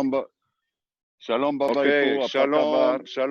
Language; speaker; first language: Indonesian; non-native, learner; Hebrew